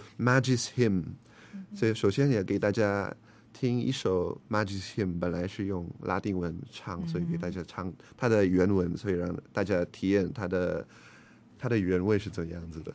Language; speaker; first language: Chinese; non-native, fluent; Filipino